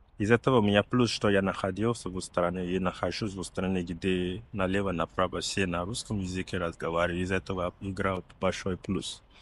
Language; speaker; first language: Russian; non-native, learner; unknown